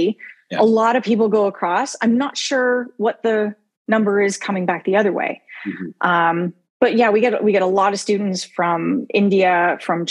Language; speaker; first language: English; native; English